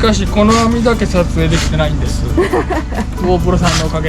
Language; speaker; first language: Japanese; native; Japanese